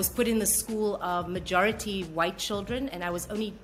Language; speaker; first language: English; native; English